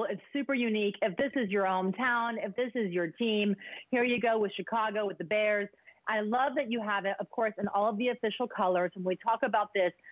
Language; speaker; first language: English; native; English